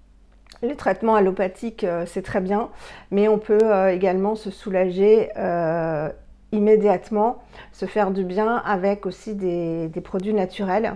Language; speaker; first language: French; native; French